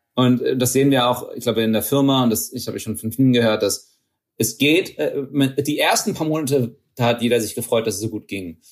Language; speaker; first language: German; early bilingual, heritage; German